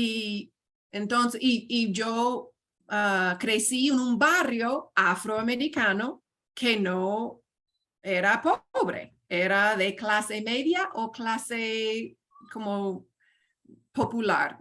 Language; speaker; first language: Spanish; non-native, fluent; English